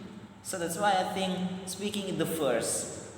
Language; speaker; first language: English; non-native, learner; Madurese